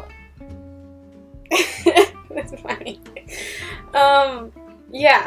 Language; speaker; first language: English; early bilingual, other home language; Hebrew